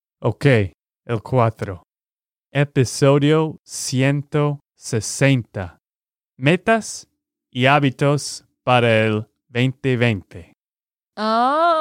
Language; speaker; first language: Spanish; non-native, fluent; English